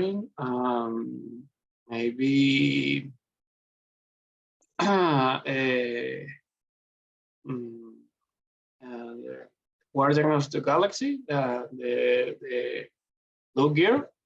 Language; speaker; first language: English; non-native, learner; Spanish